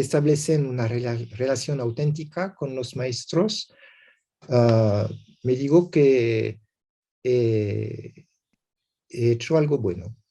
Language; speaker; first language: Spanish; non-native, learner; French